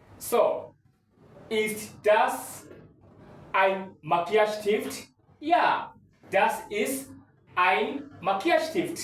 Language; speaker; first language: German; non-native, learner; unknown